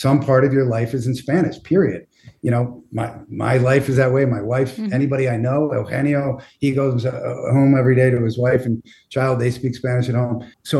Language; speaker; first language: English; native; English